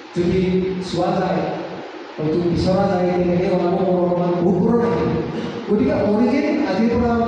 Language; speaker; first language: Assamese; non-native, local second language; Karbi